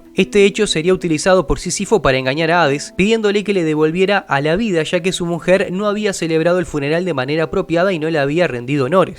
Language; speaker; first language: Spanish; native; Spanish